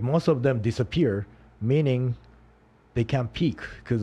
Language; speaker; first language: English; non-native, learner; Japanese